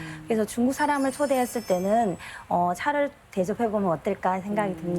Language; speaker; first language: Korean; non-native, fluent; Chinese